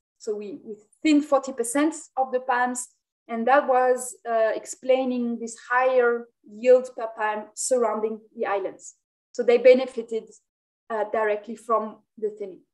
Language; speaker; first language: English; non-native, fluent; French